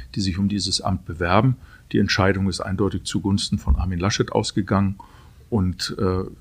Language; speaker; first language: German; native; German